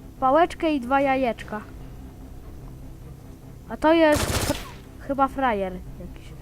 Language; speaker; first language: Polish; native; Polish